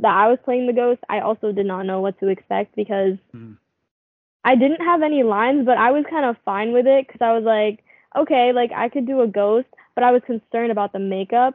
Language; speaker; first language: English; non-native, local second language; Filipino